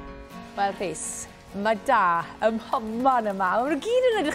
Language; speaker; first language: Welsh; native; Welsh